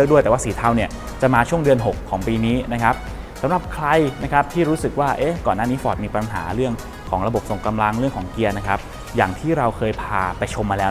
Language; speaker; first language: Thai; native; Thai